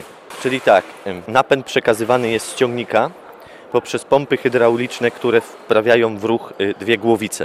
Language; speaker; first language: Polish; native; Polish